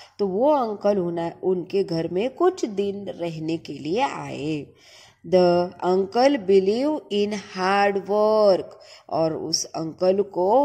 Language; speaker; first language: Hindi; non-native, local second language; Marathi